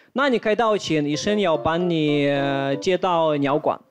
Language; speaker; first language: Chinese; non-native, fluent; Ukrainian